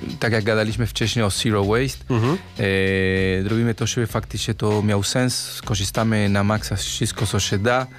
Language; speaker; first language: Polish; non-native, learner; Spanish